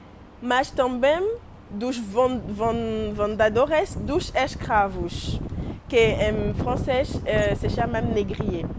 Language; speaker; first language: Portuguese; non-native, learner; French